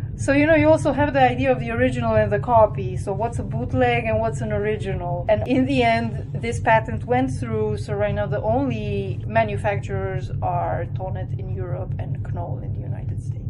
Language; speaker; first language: English; non-native, fluent; Romanian